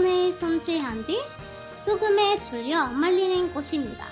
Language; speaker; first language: Korean; non-native, fluent; Arabic